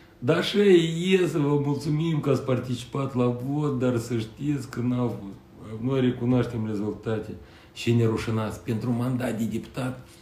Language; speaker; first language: Romanian; non-native, local second language; Russian